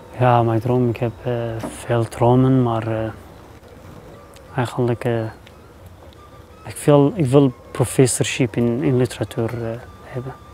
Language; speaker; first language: Dutch; non-native, learner; Kurdish